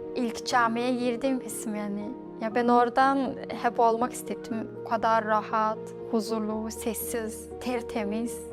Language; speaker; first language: Turkish; non-native, fluent; Mongolian